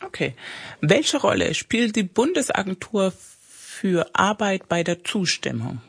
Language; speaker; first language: German; early bilingual, other home language; Spanish